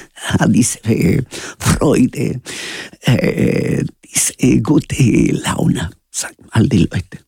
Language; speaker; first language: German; non-native, learner; Spanish